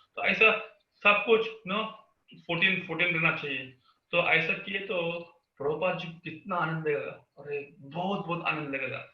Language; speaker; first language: Hindi; non-native, local second language; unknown